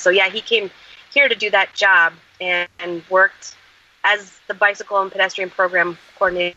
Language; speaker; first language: English; native; English